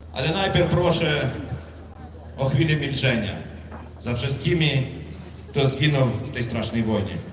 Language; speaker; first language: Polish; non-native, fluent; Ukrainian